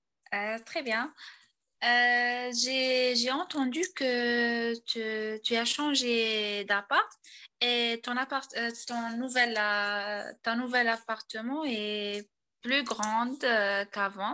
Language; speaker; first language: French; non-native, learner; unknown